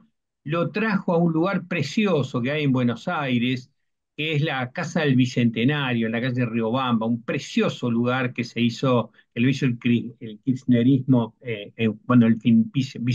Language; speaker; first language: Spanish; native; Spanish